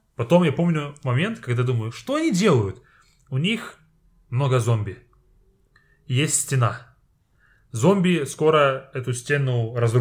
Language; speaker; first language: Russian; non-native, fluent; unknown